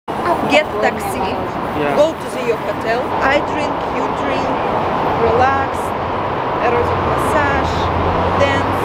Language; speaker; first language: English; non-native, learner; Russian